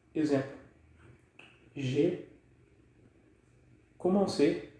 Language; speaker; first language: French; non-native, fluent; Portuguese